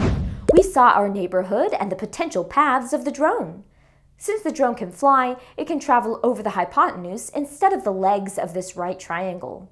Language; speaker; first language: English; native; English